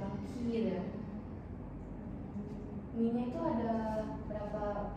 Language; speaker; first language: Indonesian; native; Indonesian